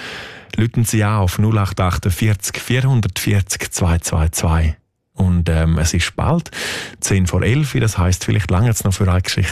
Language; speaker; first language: German; native; German